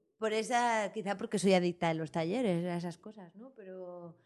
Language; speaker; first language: Spanish; native; Spanish